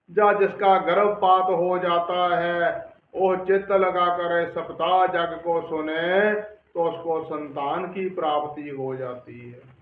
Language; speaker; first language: Hindi; non-native, local second language; Punjabi